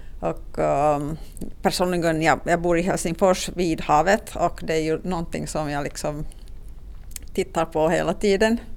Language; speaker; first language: Swedish; non-native, local second language; Finnish